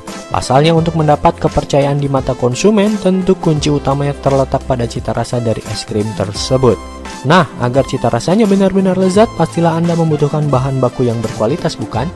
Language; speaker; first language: Indonesian; native; Indonesian